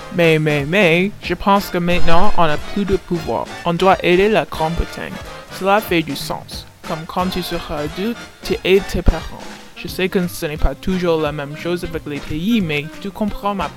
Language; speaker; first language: French; non-native, learner; English